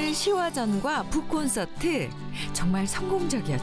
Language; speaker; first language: Korean; native; Korean